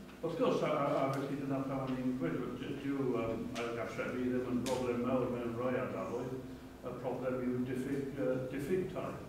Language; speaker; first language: Welsh; native; Welsh